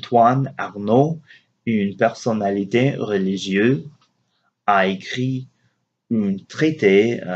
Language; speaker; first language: French; non-native, learner; English